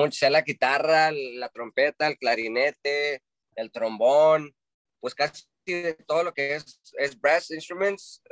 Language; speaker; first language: Spanish; early bilingual, heritage; Spanish